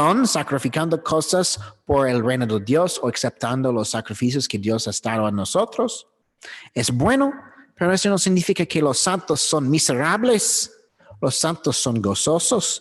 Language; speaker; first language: Spanish; non-native, learner; English